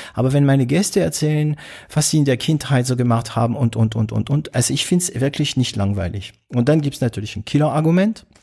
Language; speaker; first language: German; non-native, fluent; French